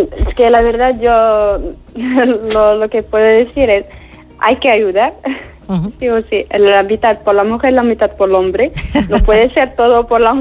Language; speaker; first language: Spanish; non-native, fluent; Arabic